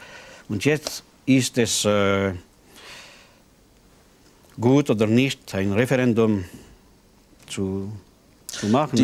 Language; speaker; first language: German; non-native, local second language; French